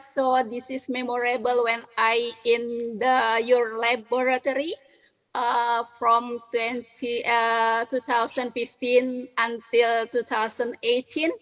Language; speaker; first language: English; non-native, learner; Indonesian